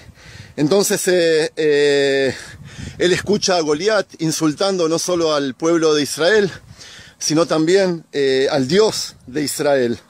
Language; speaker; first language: Spanish; native; Spanish